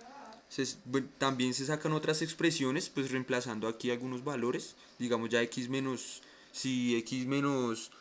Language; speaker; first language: Spanish; native; Spanish